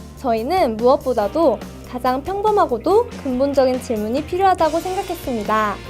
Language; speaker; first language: Korean; native; Korean